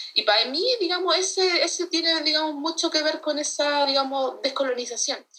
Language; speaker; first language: Spanish; native; Spanish